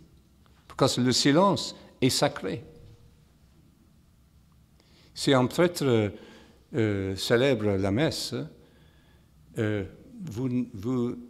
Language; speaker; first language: French; non-native, fluent; English